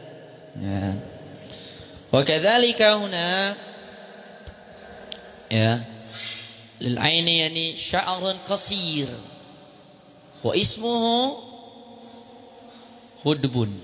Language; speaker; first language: Arabic; non-native, fluent; Indonesian